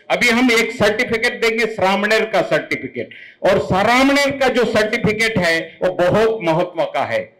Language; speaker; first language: Hindi; non-native, local second language; Marathi